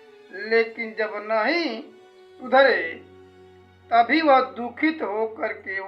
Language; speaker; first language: Hindi; native; Hindi